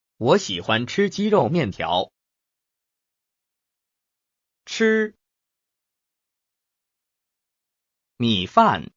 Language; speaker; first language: Chinese; non-native, learner; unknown